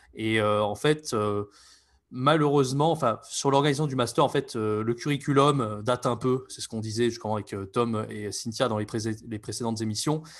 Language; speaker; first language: French; native; French